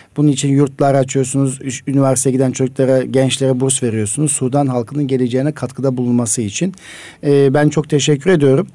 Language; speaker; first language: Turkish; native; Turkish